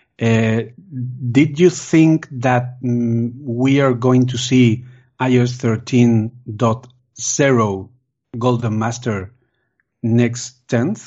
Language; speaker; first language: English; non-native, fluent; Spanish